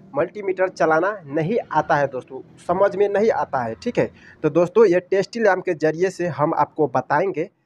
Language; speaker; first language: Hindi; native; Hindi